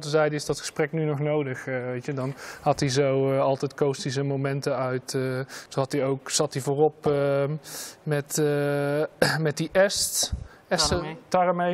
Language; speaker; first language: Dutch; native; Dutch